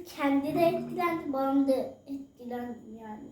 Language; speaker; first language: Turkish; native; Turkish